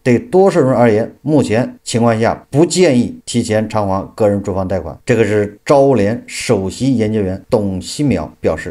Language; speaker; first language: Chinese; native; Chinese